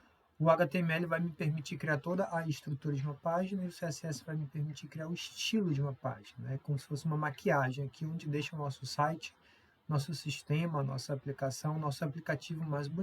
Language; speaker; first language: Portuguese; native; Portuguese